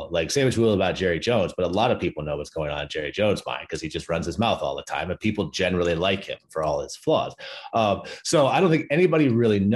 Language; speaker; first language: English; native; English